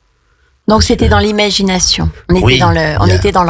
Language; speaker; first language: French; native; French